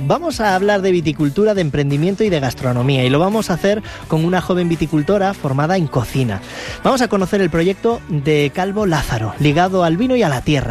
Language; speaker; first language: Spanish; native; Spanish